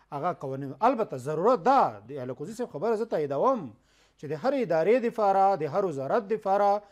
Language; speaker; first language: Pashto; native; Pashto